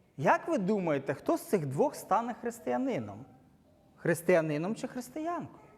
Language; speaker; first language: Ukrainian; non-native, local second language; Russian